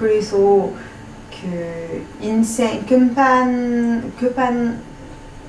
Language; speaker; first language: Korean; non-native, learner; French